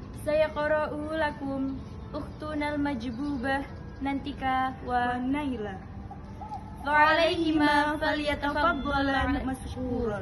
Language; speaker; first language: Arabic; non-native, learner; Indonesian